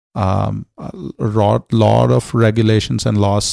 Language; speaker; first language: English; non-native, local second language; Hindi